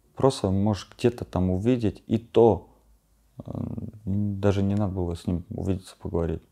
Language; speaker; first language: Russian; non-native, fluent; Armenian